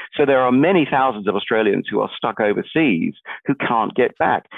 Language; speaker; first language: English; native; English